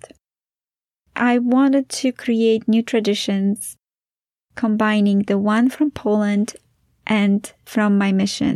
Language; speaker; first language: English; non-native, fluent; Polish